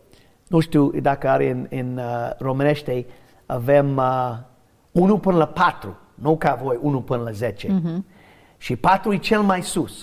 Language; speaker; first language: Romanian; non-native, learner; English